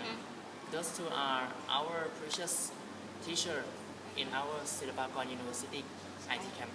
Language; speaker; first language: English; non-native, learner; Thai